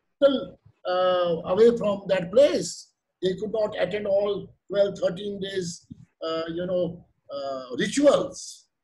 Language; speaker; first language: English; non-native, local second language; Kashmiri